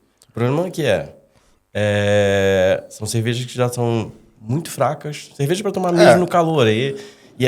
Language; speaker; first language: Portuguese; native; Portuguese